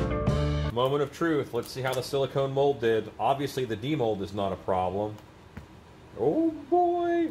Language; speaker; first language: English; native; English